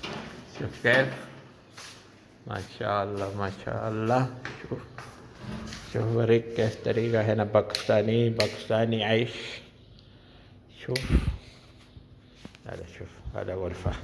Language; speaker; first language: Arabic; non-native, learner; Urdu